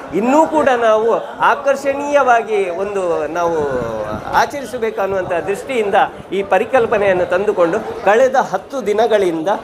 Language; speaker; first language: Kannada; non-native, local second language; Tulu